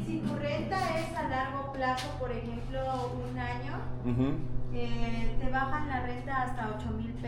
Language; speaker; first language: Spanish; native; Spanish